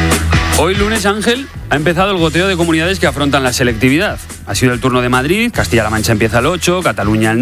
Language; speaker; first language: Spanish; native; Spanish